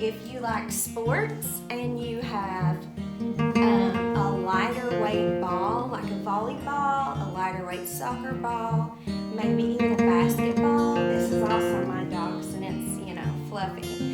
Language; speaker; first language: English; native; English